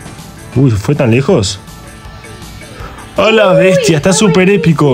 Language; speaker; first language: Spanish; native; Spanish